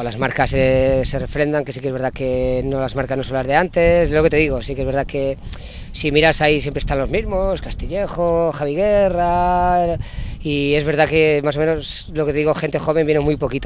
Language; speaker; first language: Spanish; native; Spanish